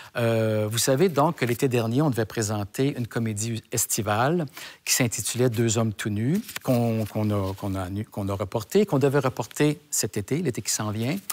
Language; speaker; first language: French; native; French